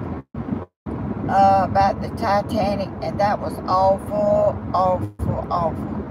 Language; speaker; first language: English; native; English